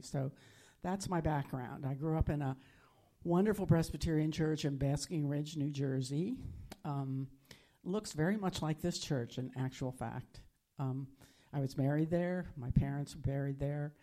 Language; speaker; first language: English; native; English